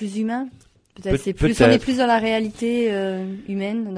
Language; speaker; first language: French; native; French